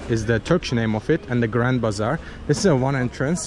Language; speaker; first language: English; non-native, fluent; Azerbaijani